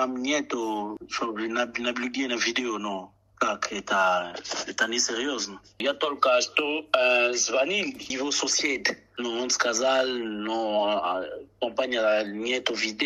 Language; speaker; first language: Russian; non-native, learner; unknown